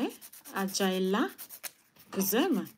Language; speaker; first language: Turkish; non-native, learner; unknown